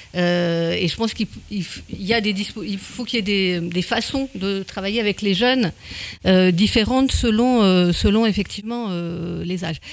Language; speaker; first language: French; native; French